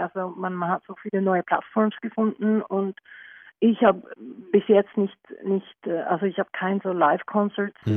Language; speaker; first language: German; non-native, learner; Norwegian